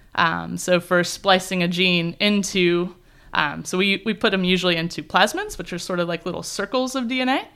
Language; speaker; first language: English; native; English